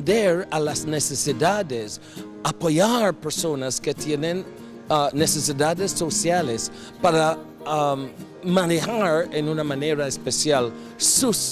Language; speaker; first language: Spanish; non-native, fluent; English